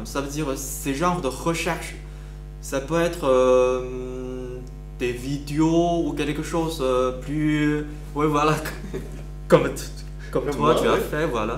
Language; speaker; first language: French; non-native, fluent; Chinese